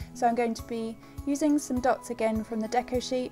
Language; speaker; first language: English; native; English